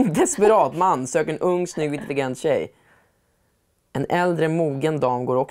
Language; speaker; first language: Swedish; native; Swedish